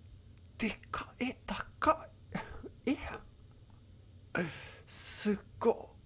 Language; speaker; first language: Japanese; non-native, learner; English